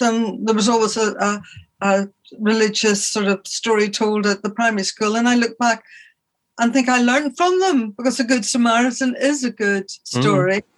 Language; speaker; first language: English; native; English